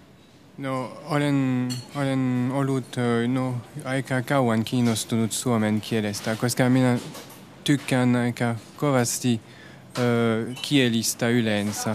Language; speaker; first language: Finnish; non-native, fluent; French